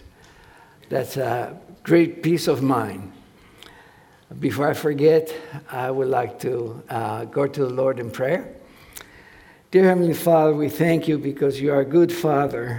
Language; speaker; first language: English; non-native, fluent; Spanish